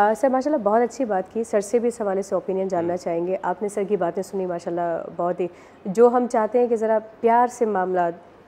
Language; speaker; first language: Urdu; non-native, local second language; Sindhi